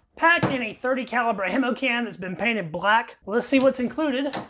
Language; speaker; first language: English; native; English